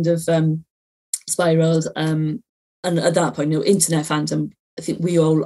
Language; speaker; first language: English; native; English